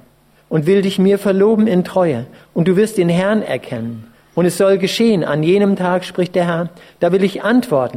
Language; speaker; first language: German; native; German